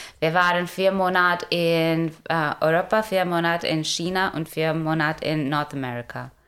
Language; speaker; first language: German; non-native, learner; Hindi